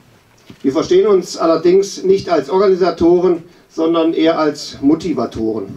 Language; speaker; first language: German; native; German